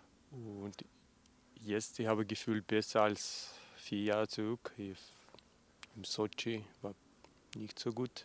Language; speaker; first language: German; non-native, learner; Russian